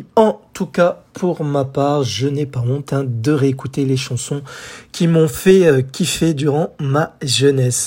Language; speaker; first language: French; native; French